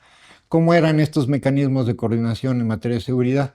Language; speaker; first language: Spanish; native; Spanish